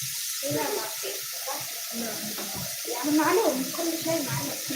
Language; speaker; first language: Arabic; non-native, learner; Tigrinya